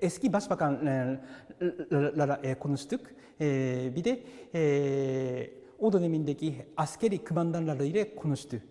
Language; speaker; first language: Turkish; non-native, fluent; Japanese